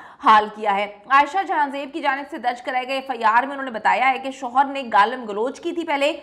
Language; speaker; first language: Urdu; native; Urdu